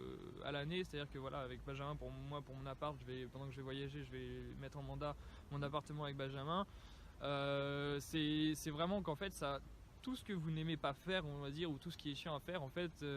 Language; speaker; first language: French; native; French